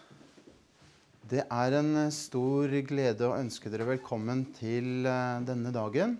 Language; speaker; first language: Norwegian; native; Norwegian